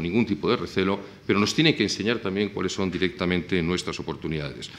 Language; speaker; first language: Spanish; native; Spanish